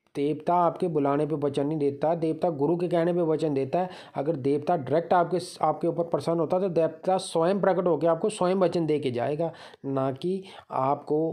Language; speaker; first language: Hindi; native; Hindi